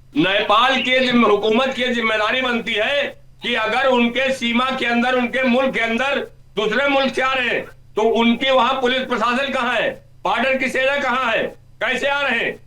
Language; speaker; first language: Hindi; native; Hindi